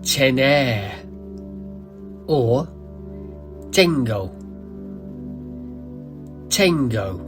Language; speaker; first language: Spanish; non-native, learner; English